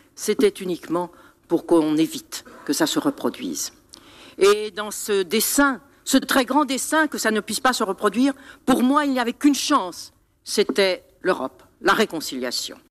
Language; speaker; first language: French; native; French